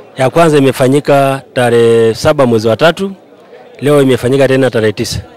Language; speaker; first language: Swahili; non-native, local second language; Masai